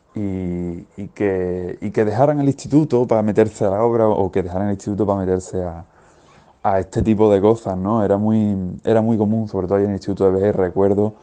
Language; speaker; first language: Spanish; native; Spanish